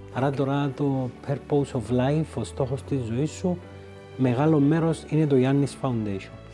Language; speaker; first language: Greek; native; Greek